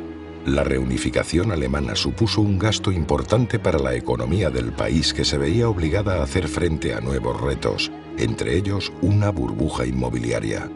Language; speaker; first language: Spanish; native; Spanish